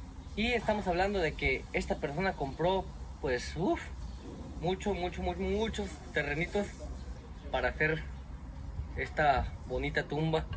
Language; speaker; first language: Spanish; native; Spanish